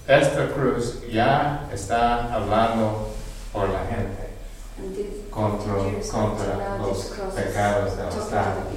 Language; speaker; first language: Spanish; non-native, learner; English